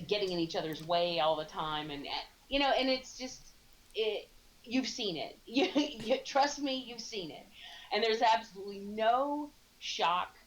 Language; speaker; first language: English; native; English